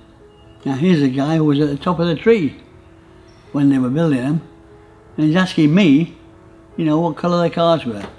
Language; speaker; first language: English; native; English